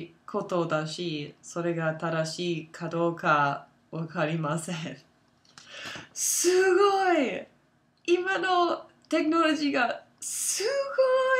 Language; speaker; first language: Japanese; non-native, learner; English